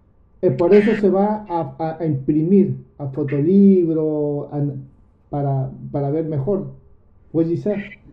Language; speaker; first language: Portuguese; non-native, learner; Spanish